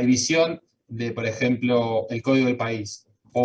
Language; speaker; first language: Spanish; native; Spanish